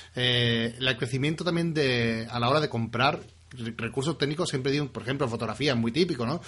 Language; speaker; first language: Spanish; native; Spanish